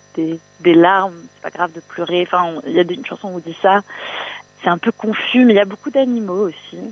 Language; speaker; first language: French; native; French